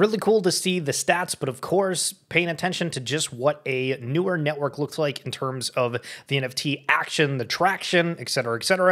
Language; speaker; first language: English; native; English